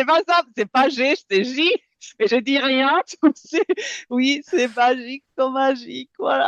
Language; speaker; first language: French; non-native, fluent; Serbian